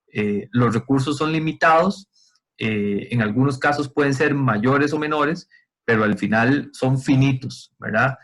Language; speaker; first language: Spanish; native; Spanish